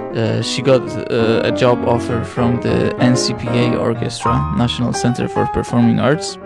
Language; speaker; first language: English; non-native, fluent; Polish